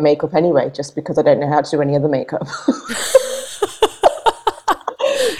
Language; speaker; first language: English; native; English